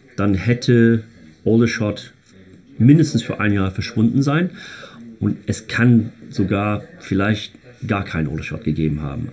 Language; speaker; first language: German; non-native, fluent; English